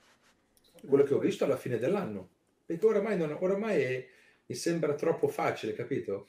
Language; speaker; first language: Italian; early bilingual, heritage; Italian